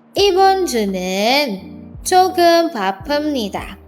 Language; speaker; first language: Korean; non-native, learner; Indonesian